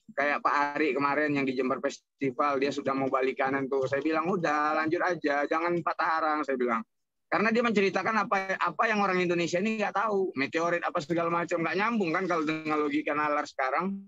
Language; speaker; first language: Indonesian; native; Indonesian